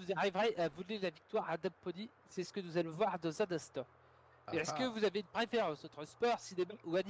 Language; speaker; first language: French; native; French